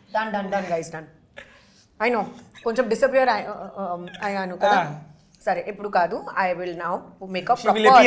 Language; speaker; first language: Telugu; non-native, local second language; Hindi